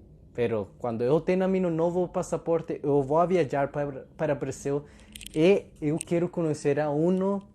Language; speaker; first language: Portuguese; non-native, learner; Spanish